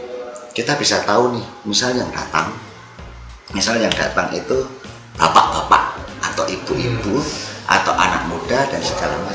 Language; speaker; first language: Indonesian; non-native, local second language; Javanese